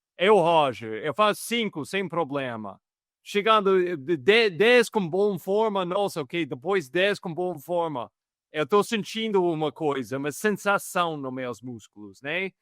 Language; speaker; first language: Portuguese; non-native, fluent; English